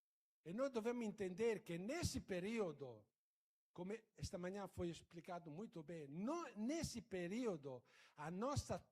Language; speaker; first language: Portuguese; non-native, fluent; Italian